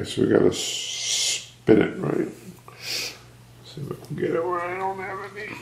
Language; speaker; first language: English; native; English